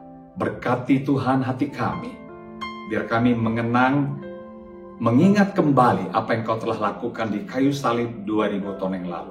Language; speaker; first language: Indonesian; native; Indonesian